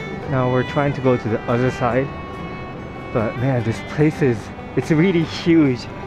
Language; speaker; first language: English; non-native, fluent; Japanese